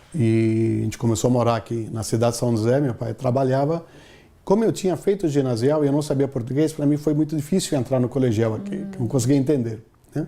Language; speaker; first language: Portuguese; non-native, fluent; Telugu